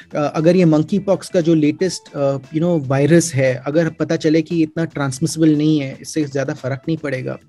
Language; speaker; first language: Hindi; non-native, local second language; Malayalam